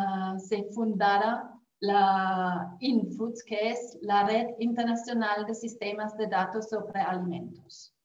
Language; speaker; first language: Spanish; non-native, fluent; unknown